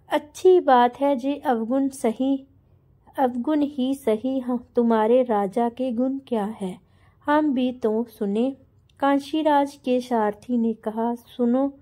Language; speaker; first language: Hindi; non-native, local second language; Punjabi